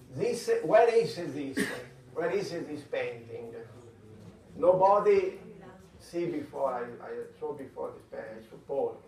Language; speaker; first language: English; non-native, fluent; Italian